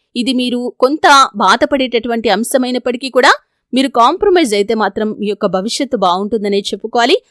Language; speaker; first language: Telugu; native; Telugu